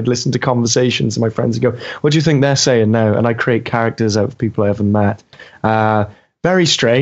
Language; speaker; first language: English; native; English